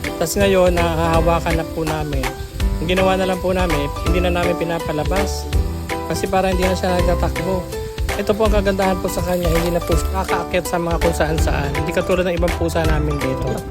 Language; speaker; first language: Filipino; non-native, local second language; Bikol